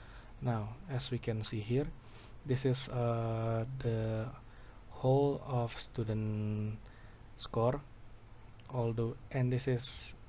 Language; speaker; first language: English; non-native, local second language; Indonesian